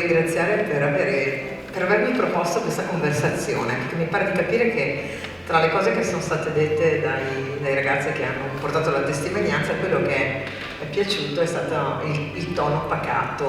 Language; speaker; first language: Italian; native; Italian